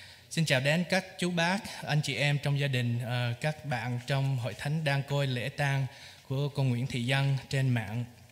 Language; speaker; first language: Vietnamese; early bilingual, heritage; Vietnamese